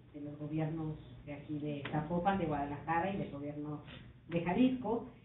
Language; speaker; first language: Spanish; native; Spanish